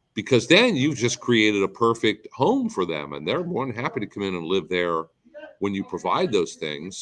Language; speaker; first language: English; native; English